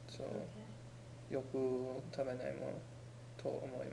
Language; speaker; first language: Japanese; non-native, learner; English